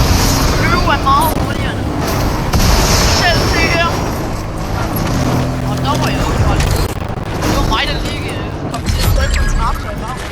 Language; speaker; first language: Danish; native; Danish